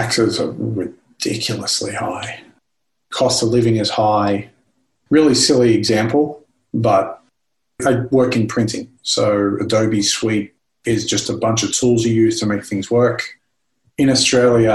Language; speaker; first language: English; native; English